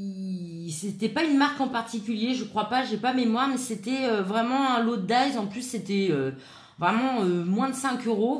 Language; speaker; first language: French; native; French